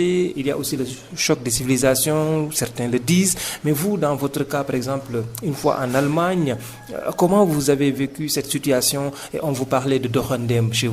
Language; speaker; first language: French; non-native, local second language; Wolof